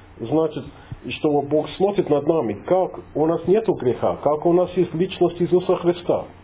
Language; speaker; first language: Russian; non-native, fluent; English